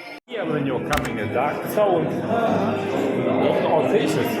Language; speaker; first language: English; non-native, learner; German